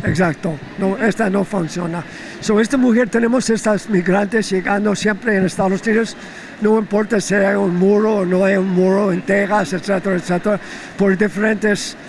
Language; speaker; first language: Spanish; non-native, fluent; English